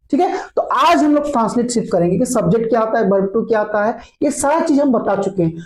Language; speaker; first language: Hindi; native; Hindi